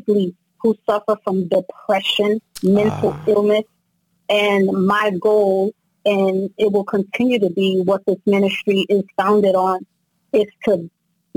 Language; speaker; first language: English; native; English